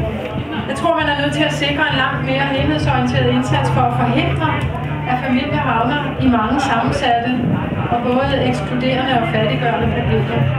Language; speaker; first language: Danish; native; Danish